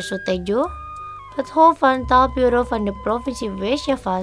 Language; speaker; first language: Dutch; non-native, learner; Indonesian